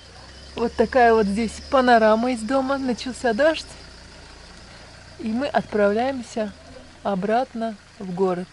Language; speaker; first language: Russian; native; Russian